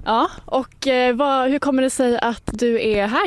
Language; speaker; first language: Swedish; native; Swedish